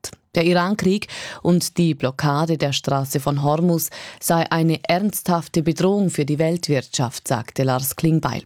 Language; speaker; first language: German; native; German